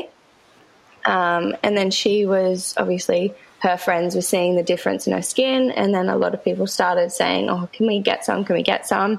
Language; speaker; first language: English; native; English